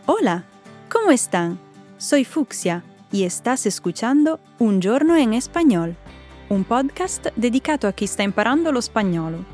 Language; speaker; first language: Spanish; non-native, fluent; Italian